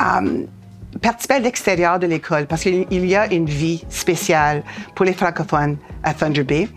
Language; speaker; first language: French; native; French